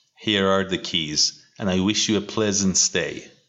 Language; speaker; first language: English; non-native, fluent; Persian